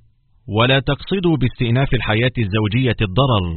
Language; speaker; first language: Arabic; native; Arabic